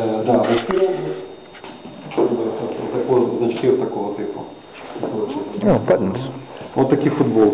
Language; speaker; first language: Ukrainian; native; Ukrainian